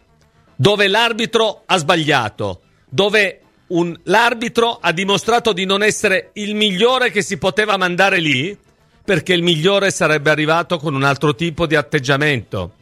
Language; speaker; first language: Italian; native; Italian